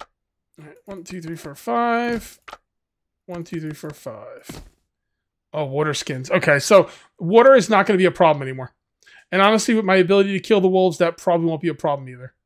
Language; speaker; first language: English; native; English